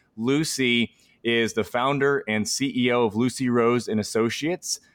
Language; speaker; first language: English; native; English